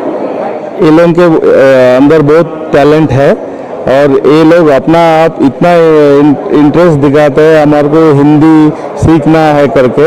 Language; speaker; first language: Hindi; non-native, local second language; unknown